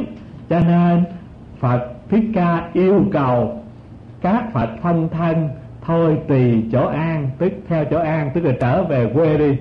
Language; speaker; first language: Vietnamese; native; Vietnamese